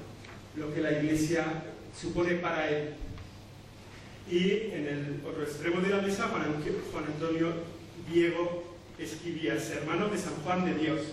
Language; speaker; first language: Spanish; native; Spanish